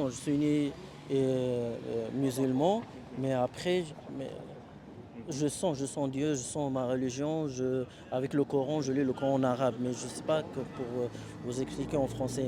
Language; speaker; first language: French; non-native, learner; Arabic